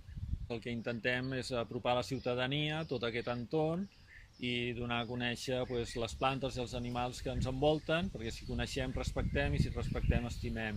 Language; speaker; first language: Catalan; native; Catalan